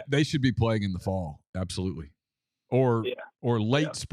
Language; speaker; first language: English; native; English